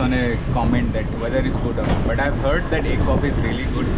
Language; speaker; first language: English; non-native, local second language; Hindi